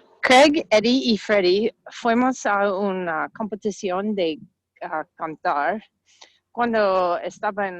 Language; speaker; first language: Spanish; non-native, learner; English